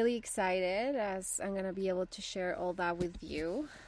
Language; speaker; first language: English; non-native, fluent; Spanish